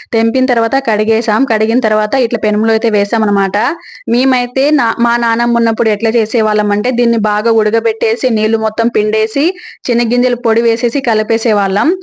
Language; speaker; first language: Telugu; native; Telugu